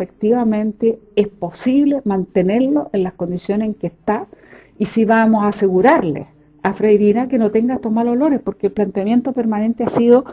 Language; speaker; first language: Spanish; native; Spanish